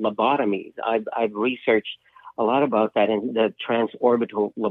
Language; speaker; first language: English; non-native, local second language; Filipino